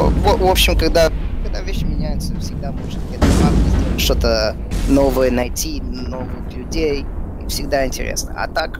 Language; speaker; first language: Russian; early bilingual, heritage; Russian